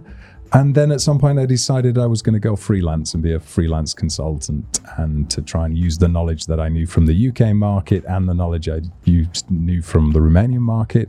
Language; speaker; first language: English; native; English